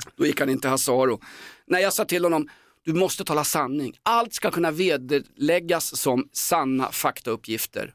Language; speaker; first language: Swedish; native; Swedish